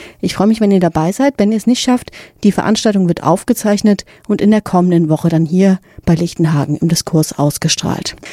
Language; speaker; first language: German; native; German